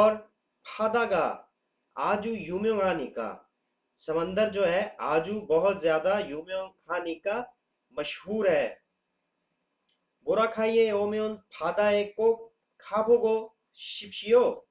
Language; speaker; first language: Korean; non-native, learner; Urdu